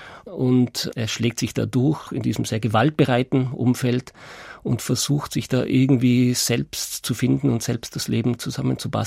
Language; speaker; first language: German; native; German